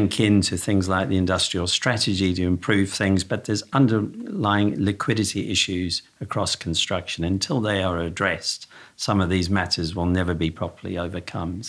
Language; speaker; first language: English; native; English